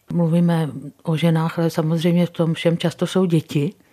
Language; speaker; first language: Czech; native; Czech